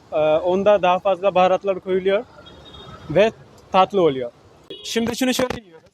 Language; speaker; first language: Turkish; non-native, fluent; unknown